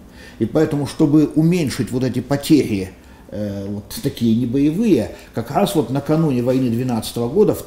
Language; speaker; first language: Russian; native; Russian